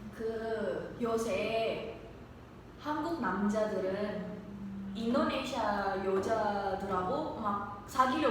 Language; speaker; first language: Korean; non-native, learner; Indonesian